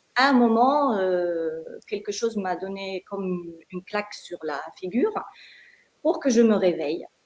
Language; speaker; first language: French; non-native, local second language; Arabic